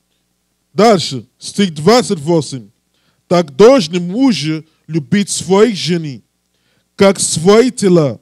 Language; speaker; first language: Russian; non-native, learner; English